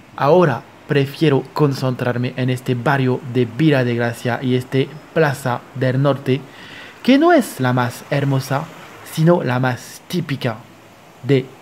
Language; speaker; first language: Spanish; non-native, fluent; French